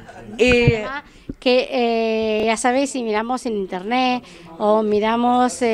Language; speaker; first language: Spanish; native; Spanish